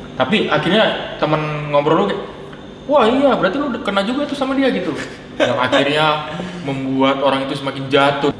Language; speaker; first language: Indonesian; native; Indonesian